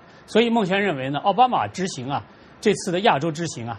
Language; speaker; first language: Chinese; native; Chinese